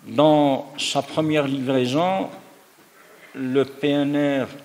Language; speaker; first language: French; non-native, local second language; Arabic